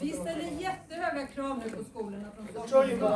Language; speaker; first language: Swedish; native; Swedish